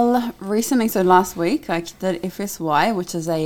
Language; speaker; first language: English; native; English